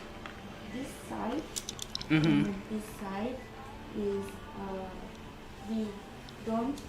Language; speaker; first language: English; non-native, learner; Japanese